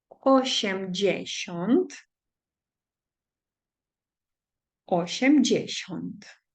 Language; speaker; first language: Polish; non-native, fluent; Ukrainian